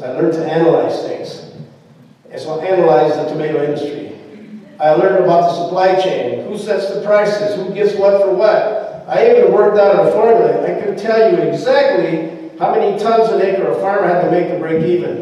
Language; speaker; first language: English; early bilingual, other home language; Spanish